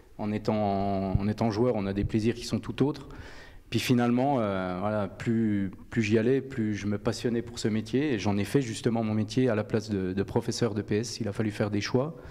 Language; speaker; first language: French; native; French